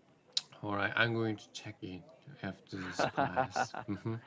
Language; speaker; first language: English; non-native, learner; Korean